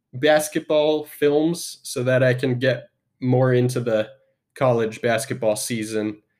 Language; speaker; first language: English; native; English